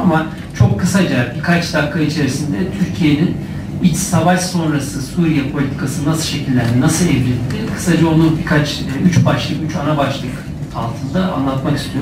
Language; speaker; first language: Turkish; native; Turkish